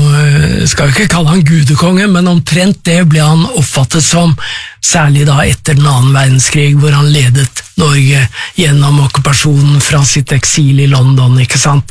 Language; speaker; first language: Norwegian; native; Norwegian